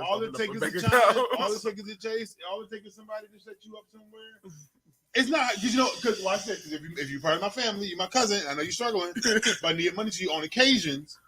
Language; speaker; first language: English; native; English